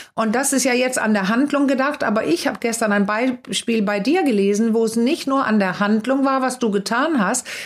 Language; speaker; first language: German; non-native, fluent; Danish